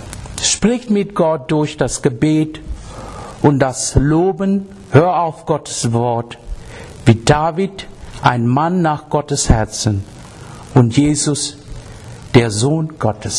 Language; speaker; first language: German; non-native, learner; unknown